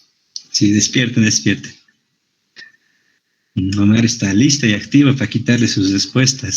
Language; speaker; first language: Spanish; native; Spanish